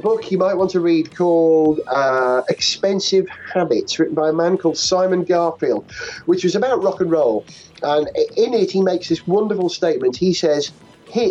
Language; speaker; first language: English; native; English